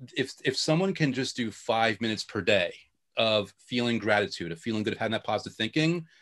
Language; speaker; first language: English; native; English